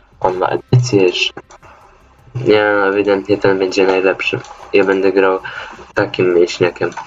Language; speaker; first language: Polish; native; Polish